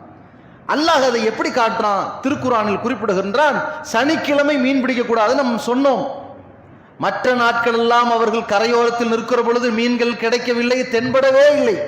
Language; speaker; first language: Tamil; native; Tamil